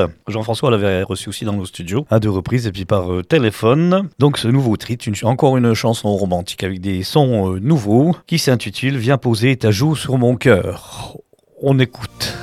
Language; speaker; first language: French; native; French